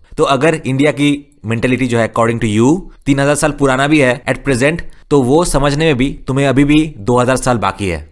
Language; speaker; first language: Hindi; non-native, local second language; Bangla